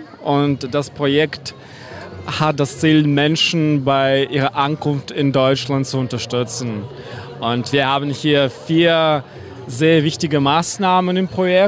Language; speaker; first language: German; non-native, fluent; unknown